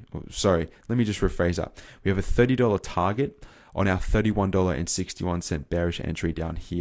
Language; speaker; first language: English; native; English